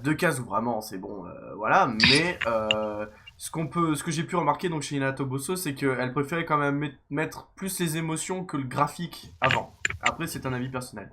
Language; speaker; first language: French; native; French